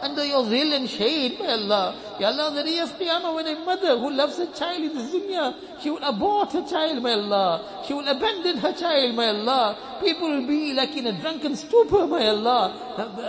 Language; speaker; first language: English; native; English